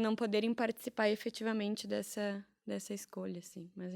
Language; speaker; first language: Portuguese; native; Portuguese